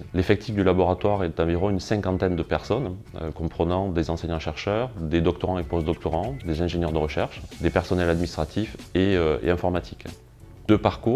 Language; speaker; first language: French; native; French